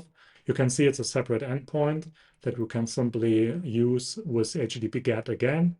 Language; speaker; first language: English; non-native, fluent; German